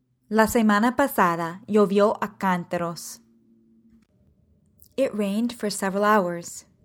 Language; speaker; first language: Spanish; non-native, fluent; English